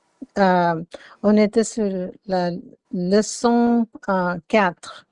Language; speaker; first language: French; non-native, learner; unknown